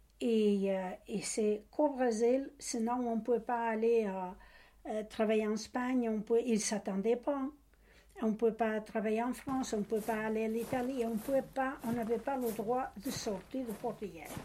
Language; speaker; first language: French; non-native, learner; Portuguese